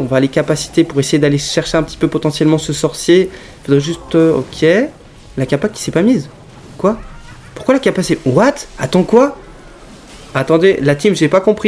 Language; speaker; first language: French; native; French